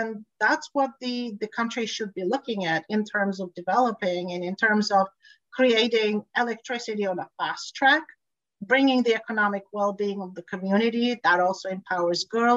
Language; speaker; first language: English; non-native, local second language; Bulgarian